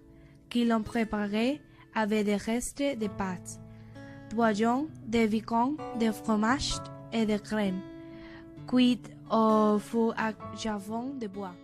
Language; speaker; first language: French; non-native, learner; Spanish